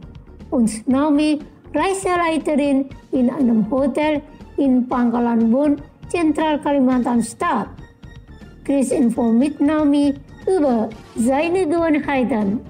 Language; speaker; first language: German; non-native, fluent; Indonesian